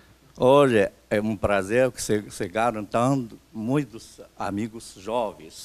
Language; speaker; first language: Portuguese; non-native, fluent; Chinese